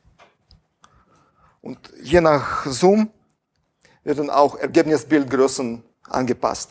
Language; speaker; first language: German; non-native, fluent; Russian